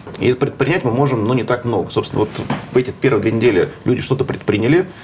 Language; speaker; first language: Russian; native; Russian